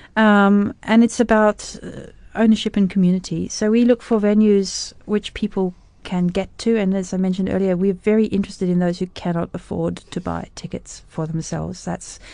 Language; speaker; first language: English; native; English